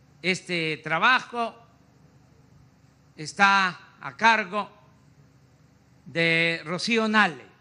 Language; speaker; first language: Spanish; native; Spanish